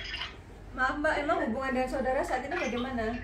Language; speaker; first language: Indonesian; native; Indonesian